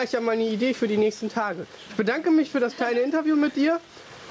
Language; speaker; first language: German; native; German